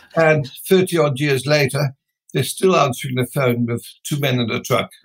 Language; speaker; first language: English; non-native, fluent; Dutch